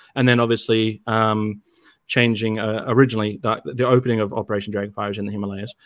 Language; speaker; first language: English; native; English